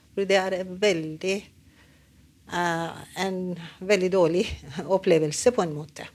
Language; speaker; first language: Norwegian; non-native, learner; Persian